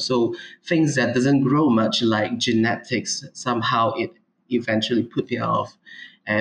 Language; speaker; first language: English; non-native, local second language; Cantonese